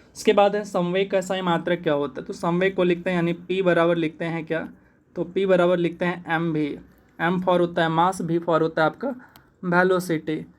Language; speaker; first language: Hindi; native; Hindi